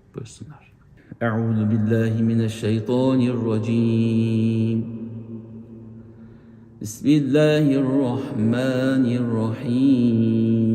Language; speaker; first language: Turkish; native; Turkish